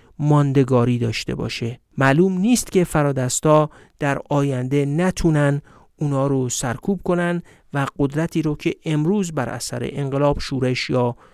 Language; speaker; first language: Persian; native; Persian